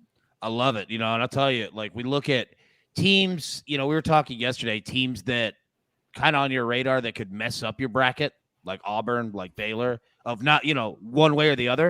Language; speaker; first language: English; native; English